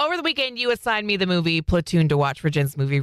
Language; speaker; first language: English; native; English